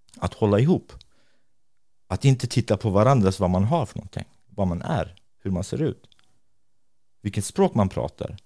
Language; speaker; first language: Swedish; non-native, fluent; Kurdish